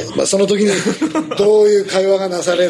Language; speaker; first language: Japanese; native; Japanese